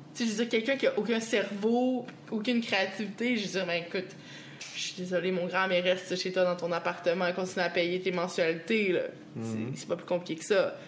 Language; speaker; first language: French; native; French